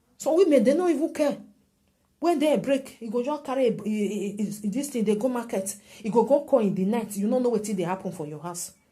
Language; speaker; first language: Nigerian Pidgin; native; Nigerian Pidgin